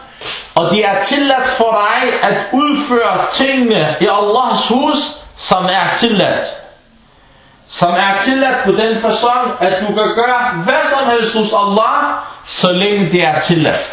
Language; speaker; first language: Danish; early bilingual, other home language; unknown